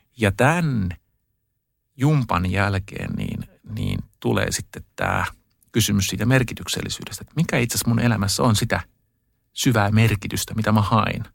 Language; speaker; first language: Finnish; early bilingual, heritage; Finnish